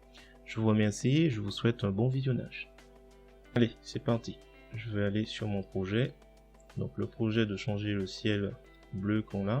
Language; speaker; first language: French; native; French